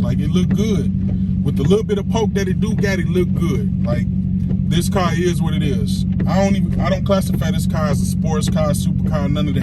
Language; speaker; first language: English; native; English